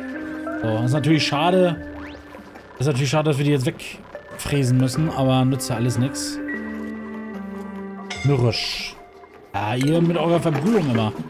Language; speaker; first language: German; native; German